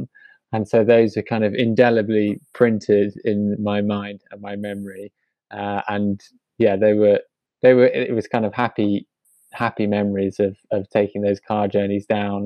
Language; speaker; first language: English; native; English